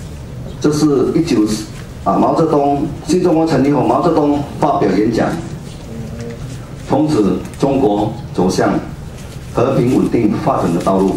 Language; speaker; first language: Chinese; native; Chinese